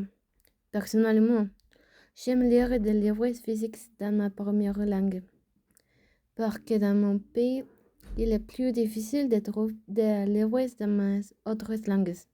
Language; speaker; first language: French; non-native, learner; Spanish